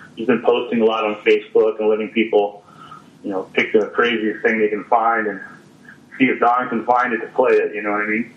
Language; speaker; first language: English; native; English